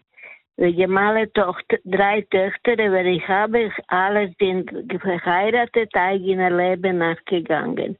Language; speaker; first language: German; non-native, fluent; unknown